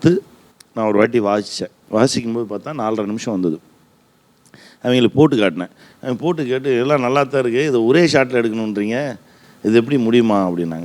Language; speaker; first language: Tamil; native; Tamil